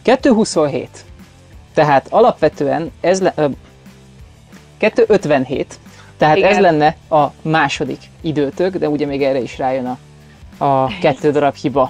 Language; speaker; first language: Hungarian; native; Hungarian